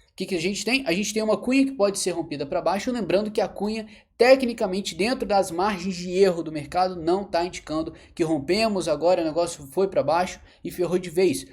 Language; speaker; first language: Portuguese; native; Portuguese